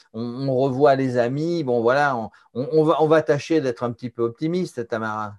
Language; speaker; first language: French; native; French